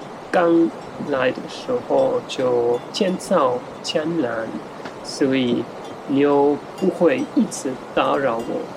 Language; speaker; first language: Chinese; non-native, fluent; German